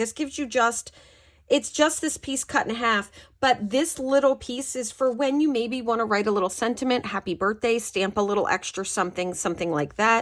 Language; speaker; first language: English; native; English